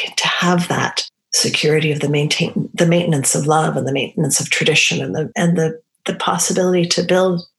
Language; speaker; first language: English; early bilingual, other home language; Romany